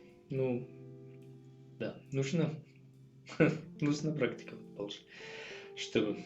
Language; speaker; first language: Russian; non-native, learner; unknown